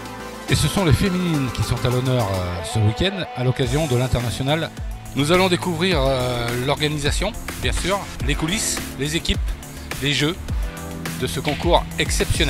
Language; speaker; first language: French; native; French